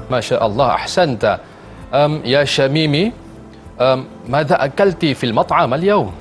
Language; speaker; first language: Arabic; non-native, fluent; Malay